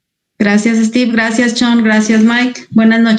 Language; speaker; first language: Spanish; native; Spanish